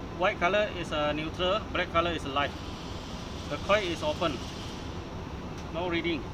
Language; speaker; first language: English; non-native, local second language; Filipino